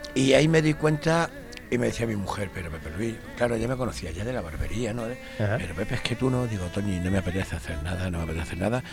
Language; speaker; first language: Spanish; native; Spanish